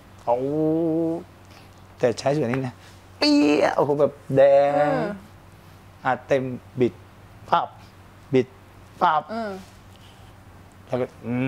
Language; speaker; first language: Thai; native; Thai